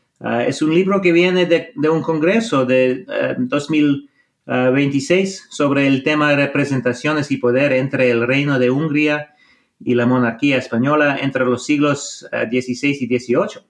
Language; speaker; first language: Spanish; non-native, fluent; English